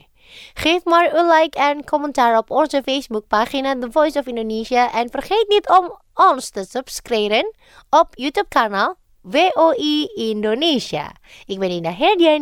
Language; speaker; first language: Dutch; non-native, fluent; Indonesian